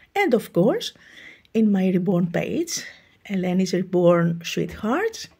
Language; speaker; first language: English; non-native, fluent; Greek